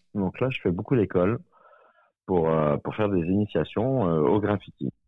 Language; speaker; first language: French; native; French